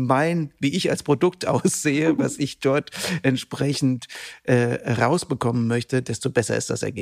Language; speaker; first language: German; native; German